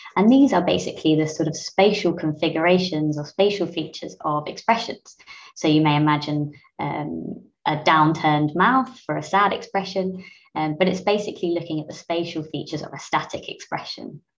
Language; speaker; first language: English; native; English